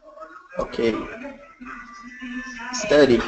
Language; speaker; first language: English; non-native, learner; Portuguese